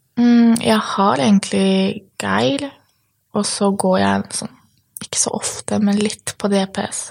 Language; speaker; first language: Norwegian; early bilingual, other home language; Polish